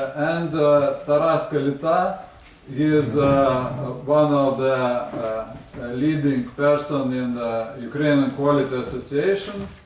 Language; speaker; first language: English; non-native, fluent; Lithuanian